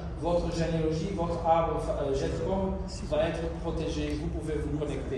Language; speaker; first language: French; non-native, fluent; Italian